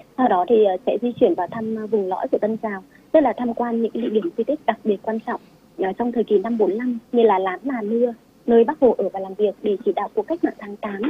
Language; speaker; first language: Vietnamese; native; Vietnamese